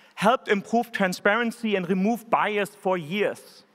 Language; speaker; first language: English; non-native, fluent; German